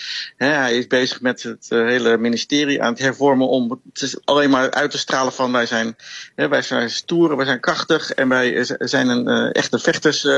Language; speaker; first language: Dutch; native; Dutch